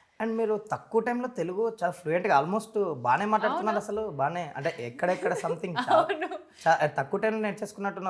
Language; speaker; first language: Telugu; native; Telugu